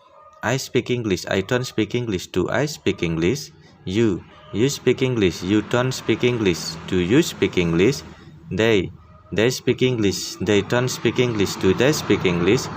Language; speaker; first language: English; non-native, fluent; Indonesian